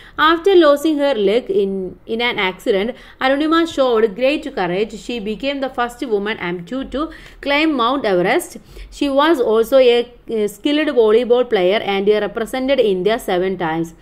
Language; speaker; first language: English; non-native, local second language; Malayalam